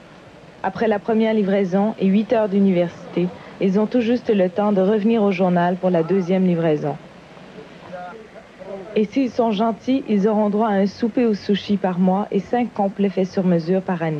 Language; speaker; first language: French; native; French